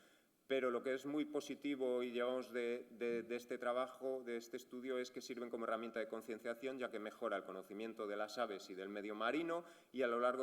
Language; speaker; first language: Spanish; native; Spanish